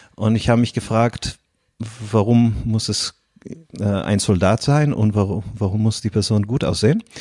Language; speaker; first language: German; non-native, fluent; Hebrew